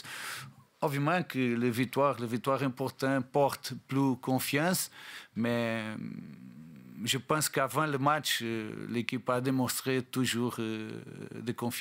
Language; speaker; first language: French; non-native, learner; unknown